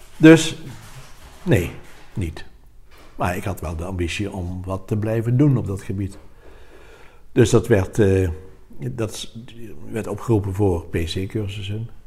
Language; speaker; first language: Dutch; native; Dutch